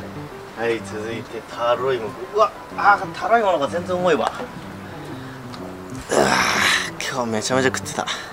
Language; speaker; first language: Japanese; native; Japanese